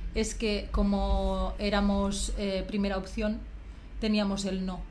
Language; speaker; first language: Spanish; native; Spanish